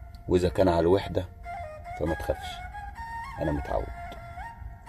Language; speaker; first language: Arabic; native; Arabic